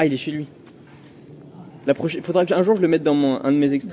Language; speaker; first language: French; native; French